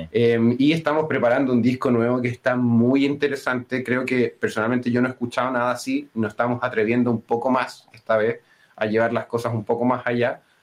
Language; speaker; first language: Spanish; native; Spanish